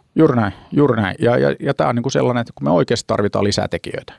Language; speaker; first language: Finnish; native; Finnish